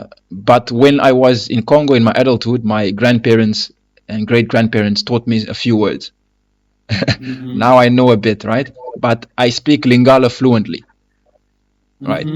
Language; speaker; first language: English; non-native, fluent; Lingala